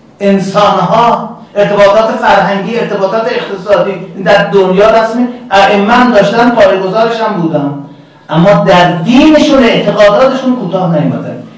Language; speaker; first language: Persian; native; Persian